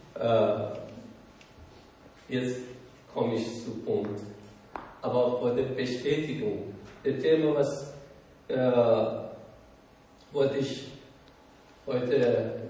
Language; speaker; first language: German; non-native, learner; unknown